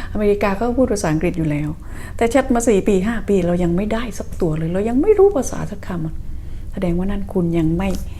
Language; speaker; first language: Thai; native; Thai